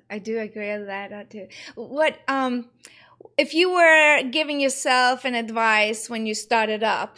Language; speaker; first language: English; non-native, fluent; Norwegian